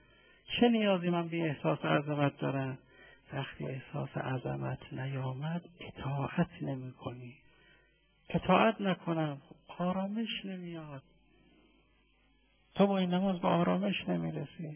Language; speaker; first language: Persian; native; Persian